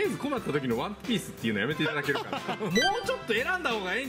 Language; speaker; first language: Japanese; native; Japanese